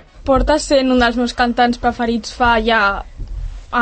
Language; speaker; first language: Catalan; non-native, local second language; Spanish